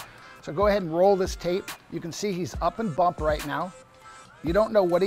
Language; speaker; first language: English; native; English